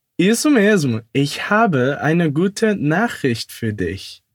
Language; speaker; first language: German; non-native, fluent; Portuguese